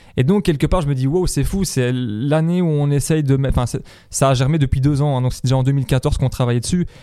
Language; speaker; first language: French; native; French